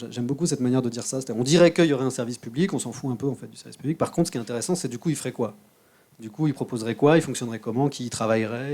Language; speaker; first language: French; native; French